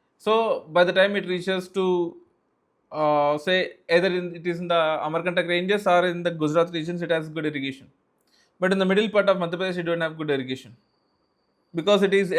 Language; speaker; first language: English; non-native, local second language; Telugu